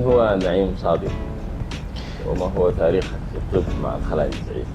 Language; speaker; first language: Arabic; native; Arabic